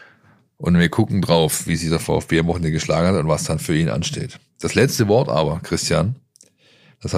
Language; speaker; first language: German; native; German